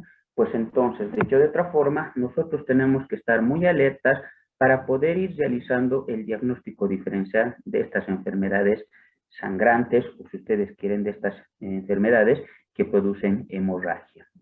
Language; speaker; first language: Spanish; native; Spanish